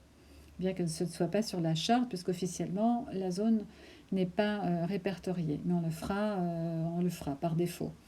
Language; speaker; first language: French; native; French